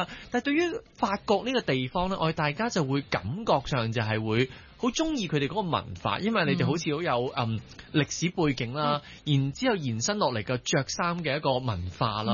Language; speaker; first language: Cantonese; native; Cantonese